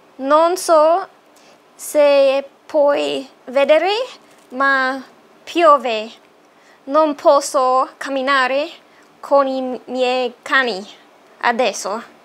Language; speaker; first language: Italian; non-native, learner; English